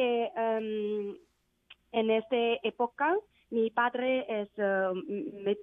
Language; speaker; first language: Spanish; non-native, learner; Vietnamese